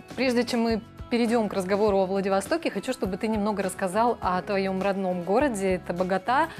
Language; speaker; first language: Russian; native; Russian